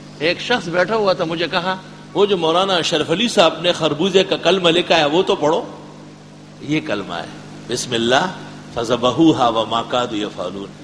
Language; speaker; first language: Urdu; non-native, local second language; Pashto